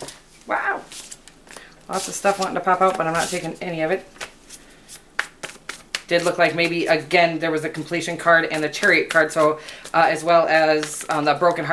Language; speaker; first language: English; native; English